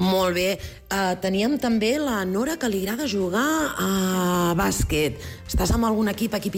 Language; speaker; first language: Catalan; native; Catalan